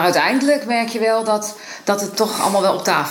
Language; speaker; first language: Dutch; native; Dutch